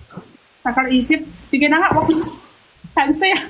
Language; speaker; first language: Filipino; non-native, learner; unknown